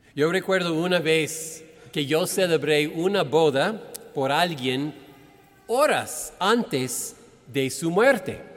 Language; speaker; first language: Spanish; non-native, fluent; English